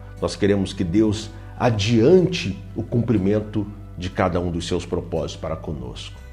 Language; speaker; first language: Portuguese; native; Portuguese